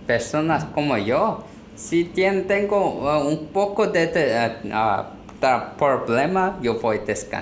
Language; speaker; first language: Spanish; non-native, learner; Korean